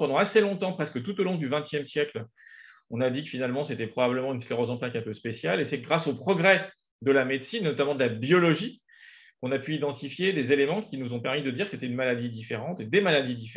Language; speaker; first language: French; native; French